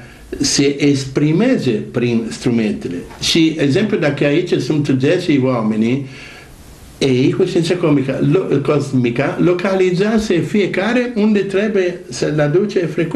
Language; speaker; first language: Romanian; non-native, learner; Italian